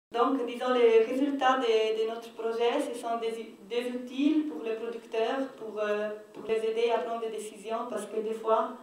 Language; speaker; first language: French; non-native, local second language; German